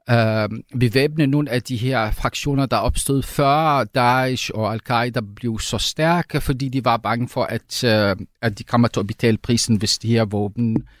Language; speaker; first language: Danish; non-native, fluent; Arabic